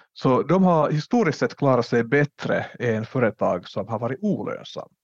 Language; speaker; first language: Swedish; native; Swedish